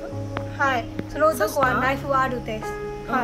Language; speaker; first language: Japanese; non-native, learner; Burmese